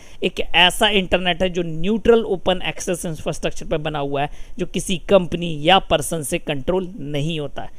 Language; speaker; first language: Hindi; native; Hindi